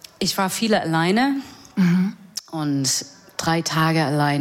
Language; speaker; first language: German; non-native, learner; English